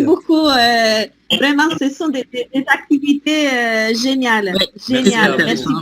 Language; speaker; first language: French; non-native, fluent; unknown